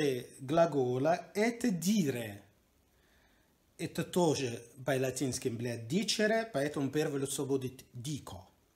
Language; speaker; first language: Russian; non-native, learner; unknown